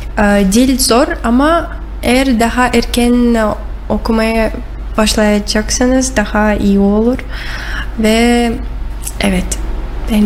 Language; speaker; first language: Turkish; non-native, learner; Russian